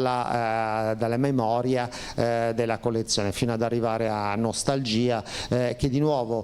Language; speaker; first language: Italian; native; Italian